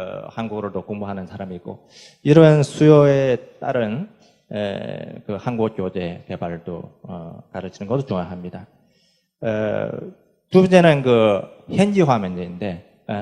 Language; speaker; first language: Korean; non-native, fluent; Chinese